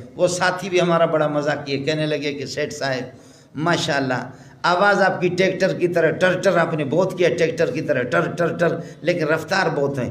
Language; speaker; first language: Urdu; non-native, local second language; Baluchi